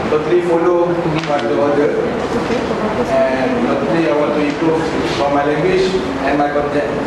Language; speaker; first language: English; non-native, learner; Malay